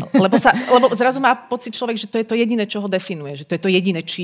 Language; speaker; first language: Slovak; native; Slovak